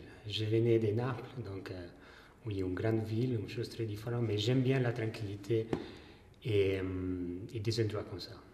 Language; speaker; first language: French; non-native, fluent; Italian